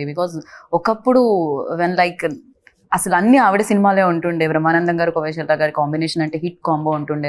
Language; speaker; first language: Telugu; native; Telugu